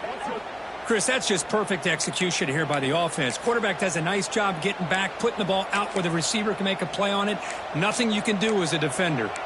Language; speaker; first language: English; native; English